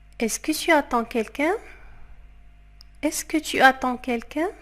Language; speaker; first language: French; non-native, fluent; Arabic